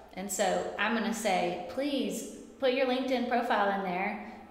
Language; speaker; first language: English; native; English